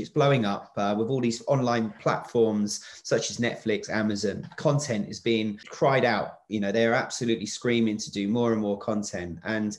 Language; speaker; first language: English; native; English